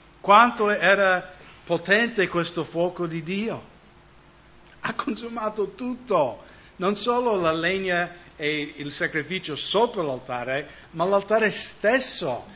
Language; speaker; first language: Italian; non-native, fluent; English